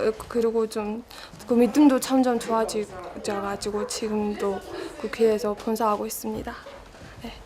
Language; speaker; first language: Korean; non-native, learner; Mongolian